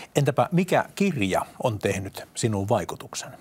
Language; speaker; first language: Finnish; native; Finnish